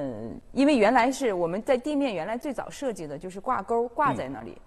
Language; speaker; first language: Chinese; native; Chinese